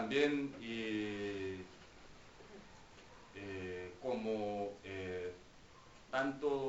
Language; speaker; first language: Spanish; non-native, fluent; Korean